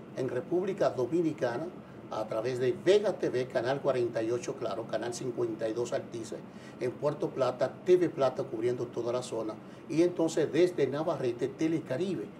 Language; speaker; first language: Spanish; native; Spanish